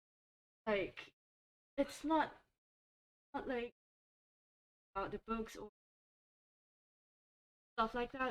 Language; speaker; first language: English; non-native, learner; Thai